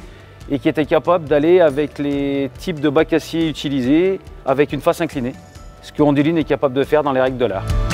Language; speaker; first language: French; native; French